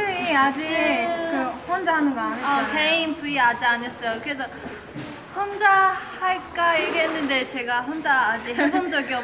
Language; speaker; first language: Korean; non-native, fluent; Chinese